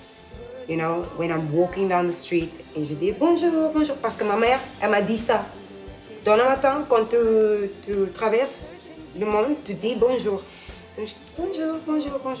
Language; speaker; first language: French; non-native, learner; English